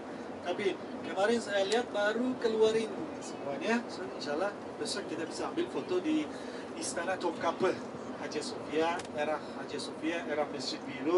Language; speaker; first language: Indonesian; non-native, fluent; Turkish